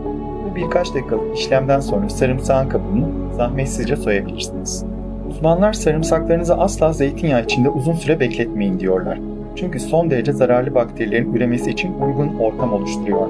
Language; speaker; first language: Turkish; native; Turkish